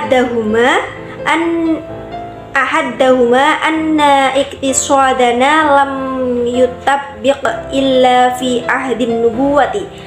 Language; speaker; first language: Arabic; non-native, learner; Indonesian